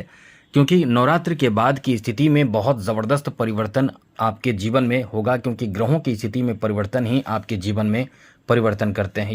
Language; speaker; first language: Hindi; native; Hindi